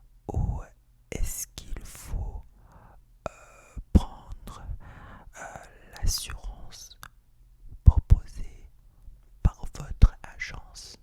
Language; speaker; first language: French; non-native, fluent; English